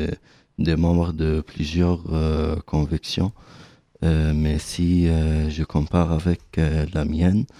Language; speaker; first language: French; non-native, fluent; Arabic